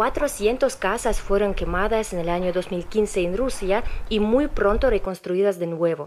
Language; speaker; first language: Spanish; non-native, learner; Russian